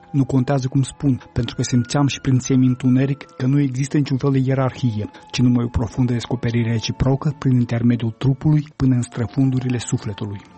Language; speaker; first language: Romanian; native; Romanian